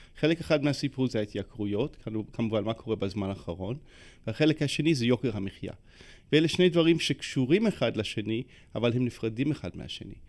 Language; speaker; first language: Hebrew; non-native, fluent; English